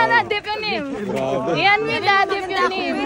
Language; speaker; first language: Korean; non-native, learner; Filipino